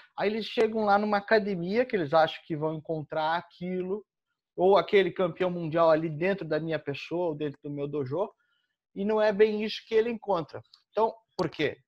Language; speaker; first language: Portuguese; native; Portuguese